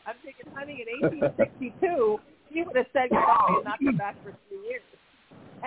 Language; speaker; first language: English; native; English